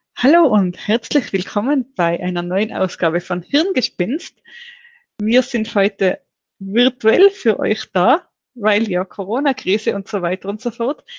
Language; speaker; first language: German; native; German